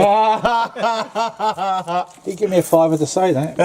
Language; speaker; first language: English; native; English